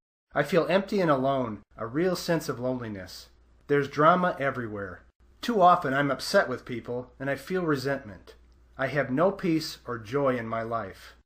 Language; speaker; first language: English; native; English